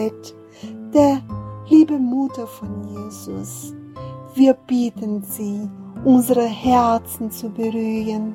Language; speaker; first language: German; non-native, fluent; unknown